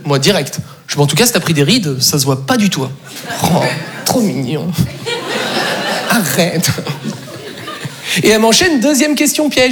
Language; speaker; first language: French; native; French